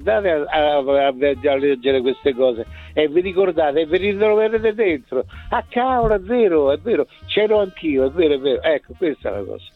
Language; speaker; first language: Italian; early bilingual, other home language; Spanish